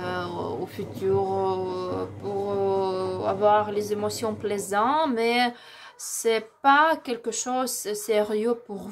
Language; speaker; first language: French; non-native, learner; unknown